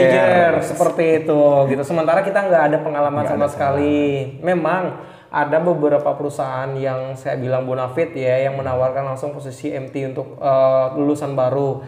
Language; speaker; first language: Indonesian; native; Indonesian